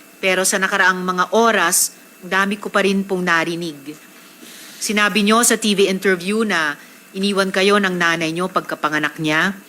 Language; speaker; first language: Filipino; native; Filipino